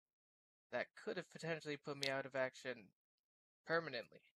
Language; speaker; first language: English; native; English